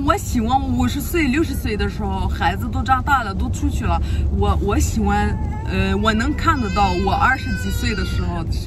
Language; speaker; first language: Chinese; non-native, fluent; French